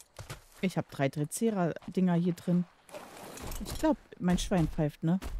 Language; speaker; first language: German; native; German